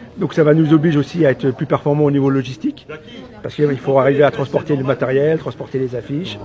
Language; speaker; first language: French; native; French